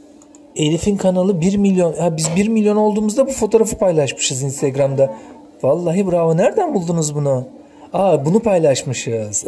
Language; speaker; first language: Turkish; native; Turkish